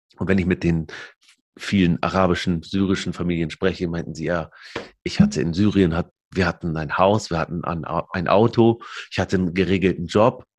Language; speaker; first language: German; early bilingual, other home language; Arabic